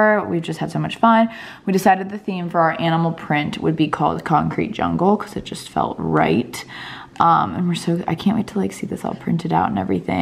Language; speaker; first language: English; native; English